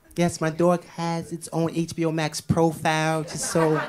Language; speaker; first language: English; native; English